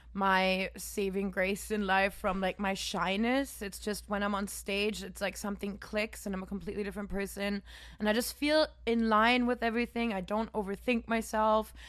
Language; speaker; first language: English; non-native, fluent; German